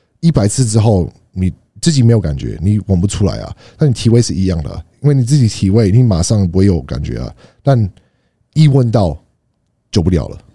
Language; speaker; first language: Chinese; non-native, fluent; English